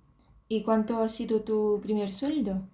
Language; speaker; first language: Spanish; early bilingual, other home language; Romanian